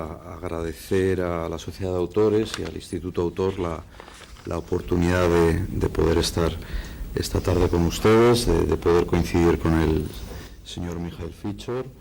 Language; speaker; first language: Spanish; native; Spanish